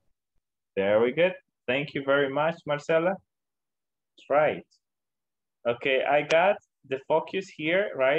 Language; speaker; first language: English; non-native, learner; Spanish